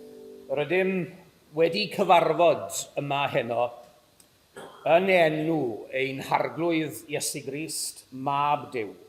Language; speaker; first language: Welsh; native; Welsh